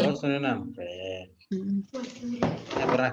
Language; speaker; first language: Indonesian; non-native, local second language; Madurese